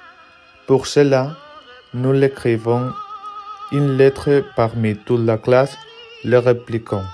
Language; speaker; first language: French; non-native, learner; Spanish